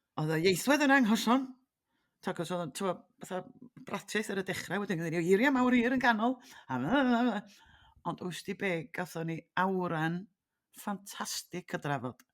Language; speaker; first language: Welsh; native; Welsh